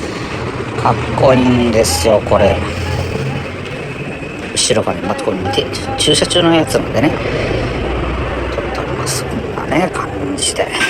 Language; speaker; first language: Japanese; native; Japanese